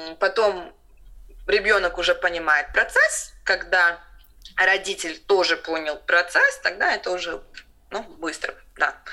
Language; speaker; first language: Russian; non-native, local second language; Latvian